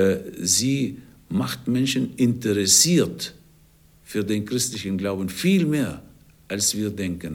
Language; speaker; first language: German; non-native, fluent; Arabic